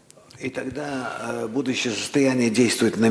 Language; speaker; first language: Russian; native; Russian